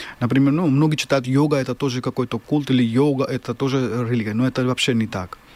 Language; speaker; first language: Russian; non-native, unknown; Hindi